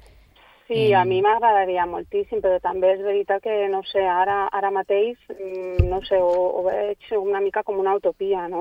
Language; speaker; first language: Catalan; non-native, local second language; Spanish